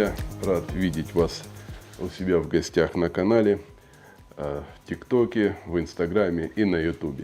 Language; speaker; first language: Russian; native; Russian